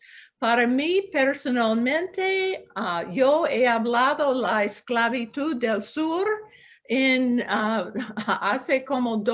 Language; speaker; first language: Spanish; non-native, local second language; English